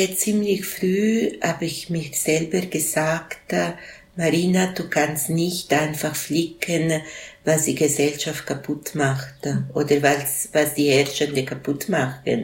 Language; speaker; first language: German; non-native, local second language; Italian